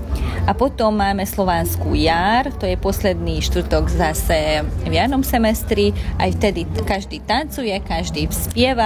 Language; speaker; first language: Slovak; non-native, local second language; Hungarian